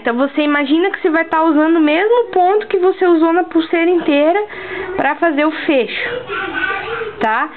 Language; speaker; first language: Portuguese; native; Portuguese